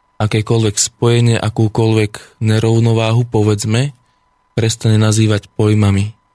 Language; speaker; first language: Slovak; native; Slovak